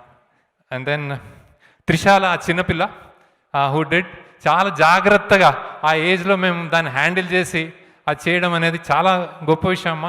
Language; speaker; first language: Telugu; native; Telugu